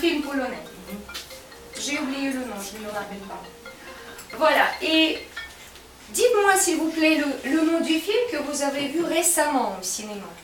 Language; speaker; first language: French; non-native, fluent; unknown